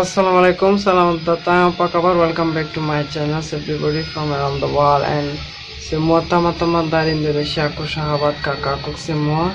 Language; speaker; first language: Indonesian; non-native, learner; Bangla